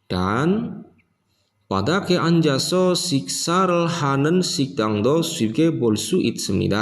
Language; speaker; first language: Korean; non-native, fluent; Indonesian